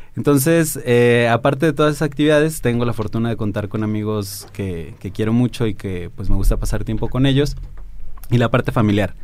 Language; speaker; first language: Spanish; native; Spanish